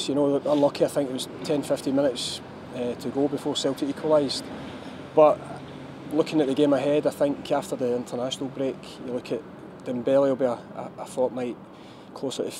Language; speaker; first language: English; native; English